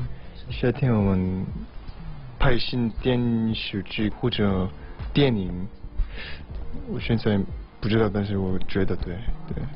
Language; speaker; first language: Chinese; non-native, learner; Korean